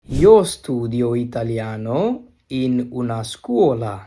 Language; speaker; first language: Italian; non-native, learner; Bangla